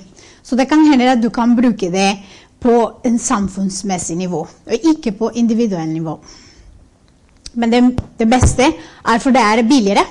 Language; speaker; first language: Norwegian; non-native, fluent; Spanish